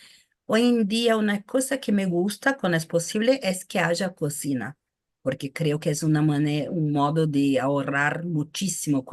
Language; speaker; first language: Spanish; non-native, fluent; Portuguese